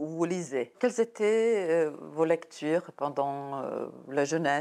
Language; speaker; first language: French; non-native, fluent; Serbian